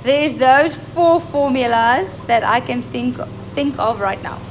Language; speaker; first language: English; non-native, local second language; Afrikaans